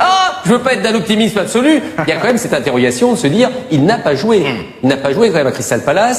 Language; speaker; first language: French; native; French